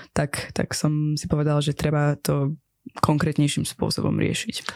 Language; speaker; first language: Slovak; non-native, fluent; Persian